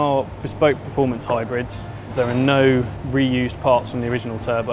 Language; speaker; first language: English; native; English